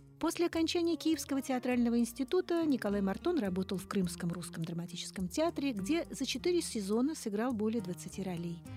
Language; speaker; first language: Russian; native; Russian